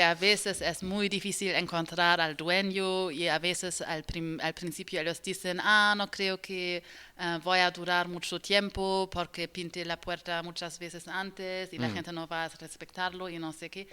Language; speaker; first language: Spanish; non-native, learner; German